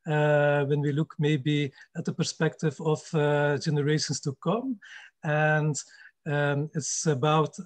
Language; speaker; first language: English; non-native, fluent; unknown